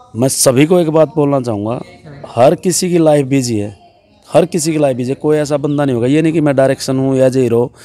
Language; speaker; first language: Hindi; native; Hindi